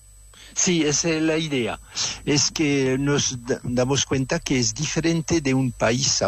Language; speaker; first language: Spanish; non-native, fluent; French